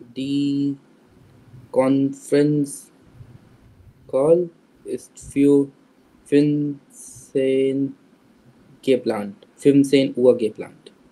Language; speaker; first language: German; non-native, learner; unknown